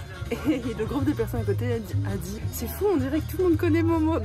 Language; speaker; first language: French; native; French